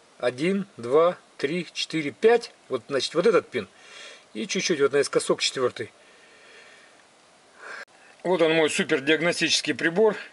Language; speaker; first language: Russian; native; Russian